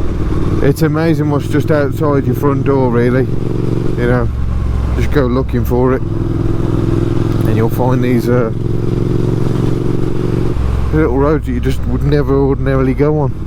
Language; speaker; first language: English; native; English